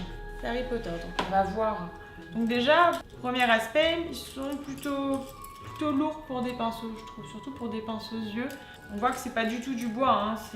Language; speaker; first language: French; native; French